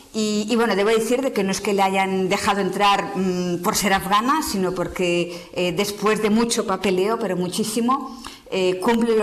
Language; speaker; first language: Spanish; native; Spanish